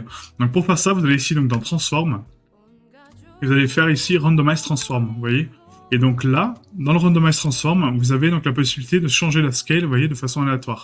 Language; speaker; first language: French; native; French